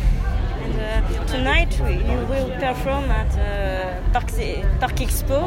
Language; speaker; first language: English; non-native, learner; French